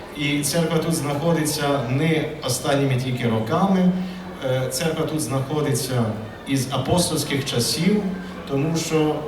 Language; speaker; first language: Ukrainian; early bilingual, heritage; Ukrainian